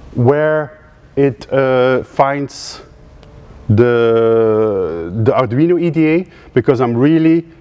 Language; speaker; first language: English; non-native, fluent; Dutch